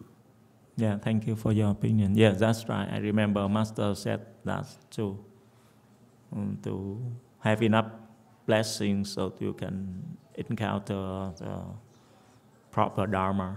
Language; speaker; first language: English; non-native, fluent; Vietnamese